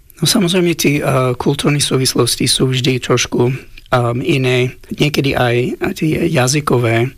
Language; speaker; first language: Slovak; non-native, fluent; English